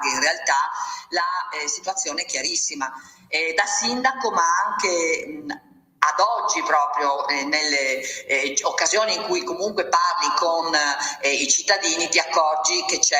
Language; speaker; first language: Italian; native; Italian